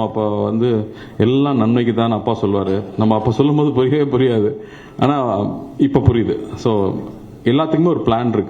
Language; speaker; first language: Tamil; native; Tamil